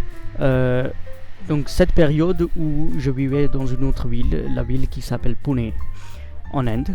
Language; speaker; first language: French; non-native, fluent; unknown